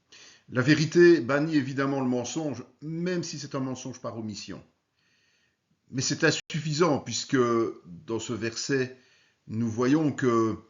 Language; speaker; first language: French; native; French